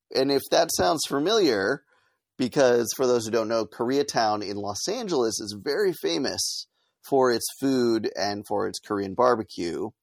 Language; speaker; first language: English; native; English